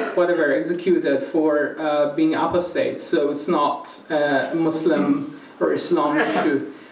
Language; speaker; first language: English; non-native, fluent; Persian